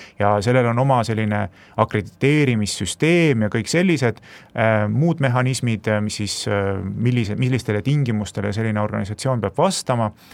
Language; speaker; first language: Estonian; native; Estonian